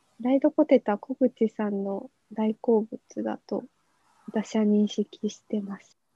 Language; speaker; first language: Japanese; native; Japanese